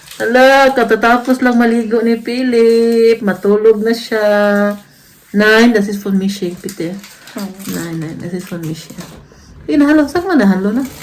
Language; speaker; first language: Filipino; non-native, local second language; Cebuano